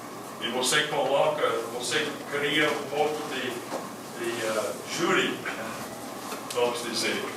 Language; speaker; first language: Portuguese; non-native, fluent; English